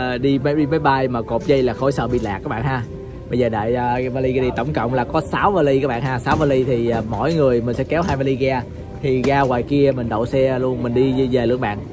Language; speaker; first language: Vietnamese; native; Vietnamese